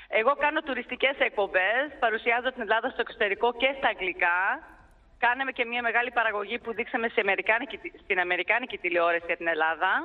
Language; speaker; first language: Greek; early bilingual, heritage; Greek